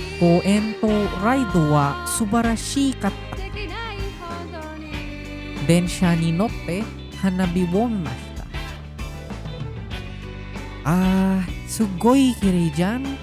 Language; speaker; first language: Japanese; non-native, learner; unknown